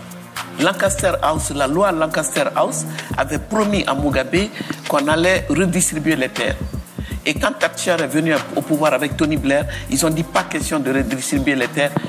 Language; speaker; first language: French; non-native, local second language; Bambara